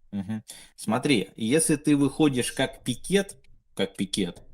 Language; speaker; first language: Russian; native; Russian